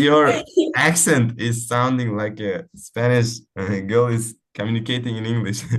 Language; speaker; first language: English; non-native, fluent; Uzbek